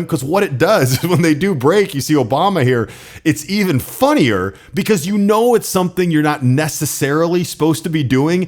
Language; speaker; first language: English; native; English